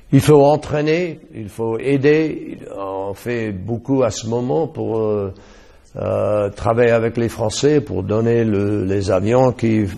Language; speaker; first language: French; non-native, fluent; English